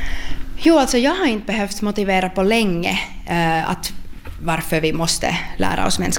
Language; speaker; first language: Swedish; non-native, local second language; Finnish